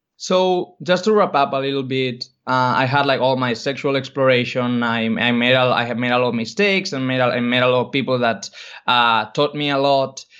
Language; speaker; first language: English; non-native, fluent; Spanish